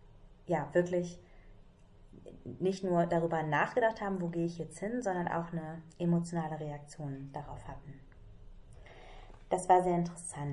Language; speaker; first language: German; native; German